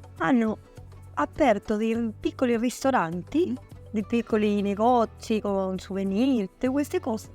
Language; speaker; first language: Italian; non-native, fluent; Spanish